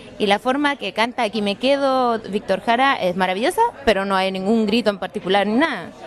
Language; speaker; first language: Spanish; early bilingual, heritage; Spanish